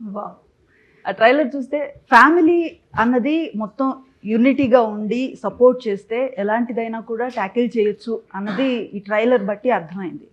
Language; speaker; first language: Telugu; native; Telugu